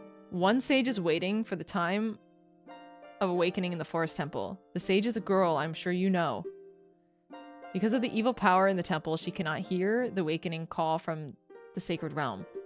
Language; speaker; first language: English; native; English